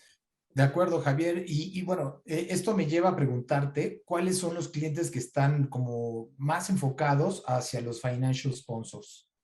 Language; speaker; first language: Spanish; native; Spanish